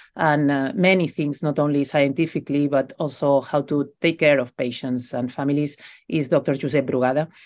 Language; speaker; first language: English; non-native, fluent; Spanish